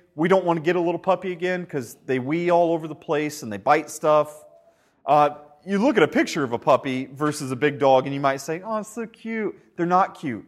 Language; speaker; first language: English; native; English